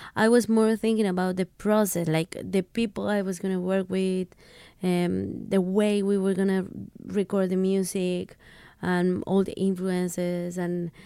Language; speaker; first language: English; non-native, fluent; Spanish